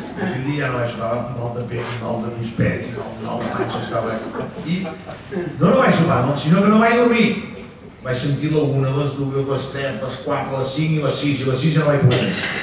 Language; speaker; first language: Catalan; native; Catalan